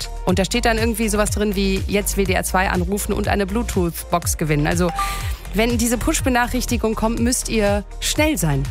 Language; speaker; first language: German; native; German